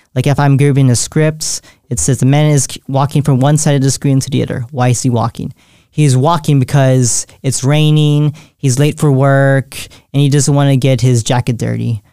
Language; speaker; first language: English; native; English